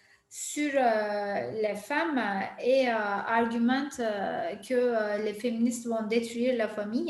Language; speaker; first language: French; non-native, fluent; Turkish